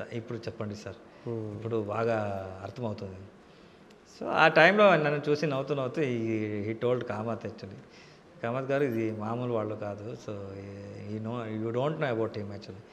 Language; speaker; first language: Telugu; non-native, local second language; Kannada